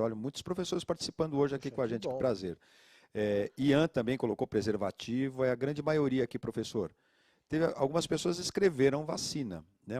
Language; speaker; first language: Portuguese; native; Portuguese